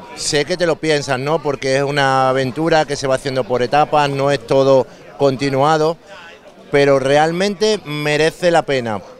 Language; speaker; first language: Spanish; native; Spanish